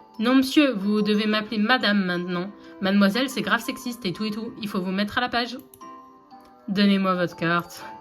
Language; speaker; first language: French; native; French